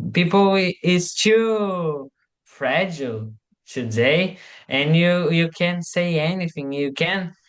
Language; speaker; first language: English; non-native, learner; Portuguese